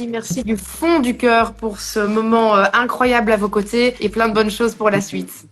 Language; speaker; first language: French; native; French